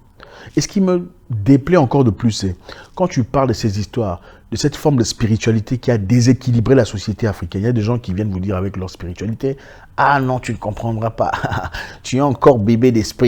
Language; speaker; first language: French; native; French